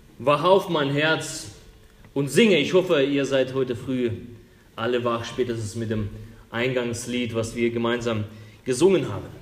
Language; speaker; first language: German; non-native, fluent; Russian